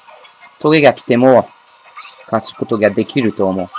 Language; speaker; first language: Japanese; non-native, learner; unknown